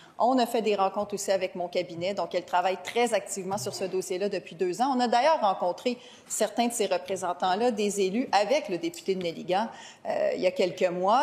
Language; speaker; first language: French; native; French